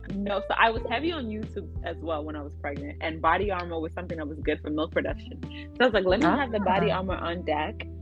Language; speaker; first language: English; early bilingual, other home language; Akan